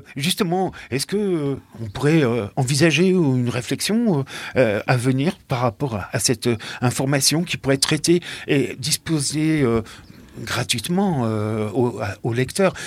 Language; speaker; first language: French; native; French